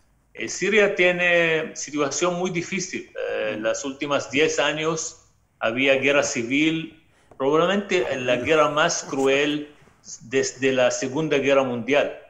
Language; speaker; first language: Spanish; non-native, fluent; Arabic